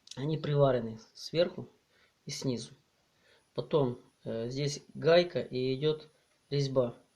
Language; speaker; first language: Russian; non-native, local second language; Ukrainian